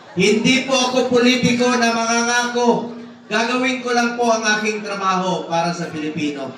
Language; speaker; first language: Filipino; non-native, local second language; Cebuano